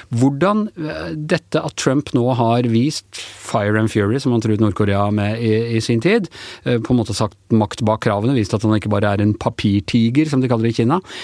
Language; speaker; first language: Norwegian; native; Norwegian